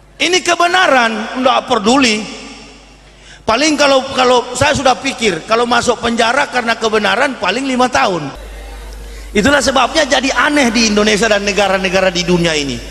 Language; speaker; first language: Indonesian; native; Indonesian